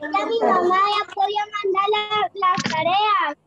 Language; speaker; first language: Spanish; native; Spanish